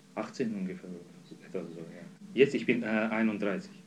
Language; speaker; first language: German; non-native, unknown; Azerbaijani